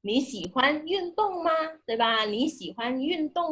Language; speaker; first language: Chinese; non-native, fluent; Indonesian